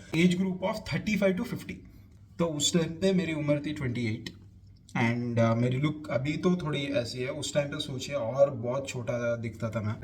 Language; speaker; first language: Hindi; non-native, local second language; Telugu